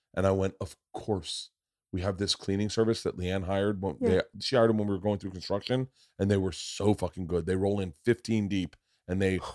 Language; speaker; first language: English; native; English